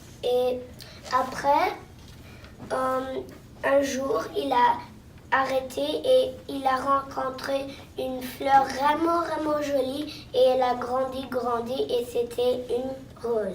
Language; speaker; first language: French; non-native, local second language; English